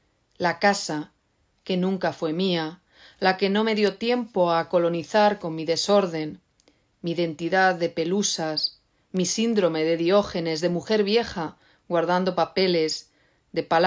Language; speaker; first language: Spanish; native; Spanish